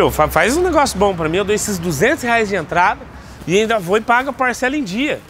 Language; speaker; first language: Portuguese; native; Portuguese